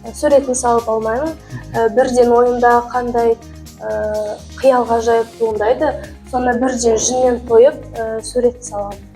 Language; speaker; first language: Kazakh; native; Kazakh